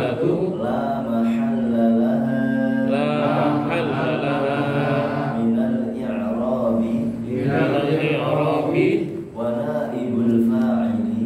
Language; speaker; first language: Arabic; non-native, fluent; Indonesian